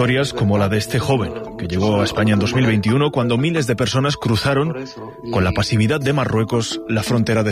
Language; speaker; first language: Spanish; native; Spanish